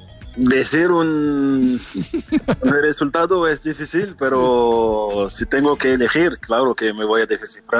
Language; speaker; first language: Spanish; non-native, fluent; French